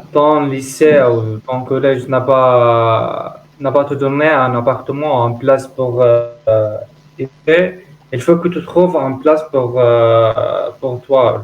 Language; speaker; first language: French; non-native, learner; Arabic